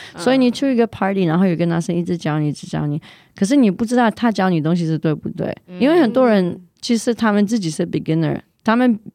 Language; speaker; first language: Chinese; non-native, fluent; English